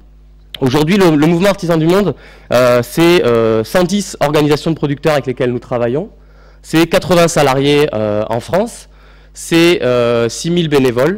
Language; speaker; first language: French; native; French